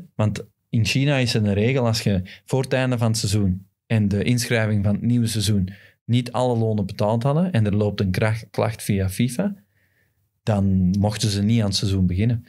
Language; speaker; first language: Dutch; native; Dutch